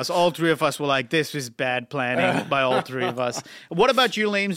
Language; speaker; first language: English; non-native, local second language; Sinhala